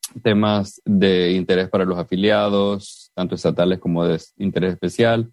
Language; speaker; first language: Spanish; native; Spanish